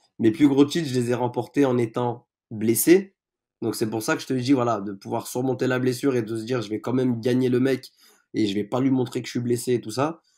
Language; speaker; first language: French; native; French